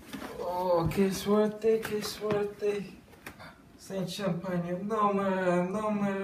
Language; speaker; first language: Spanish; non-native, learner; English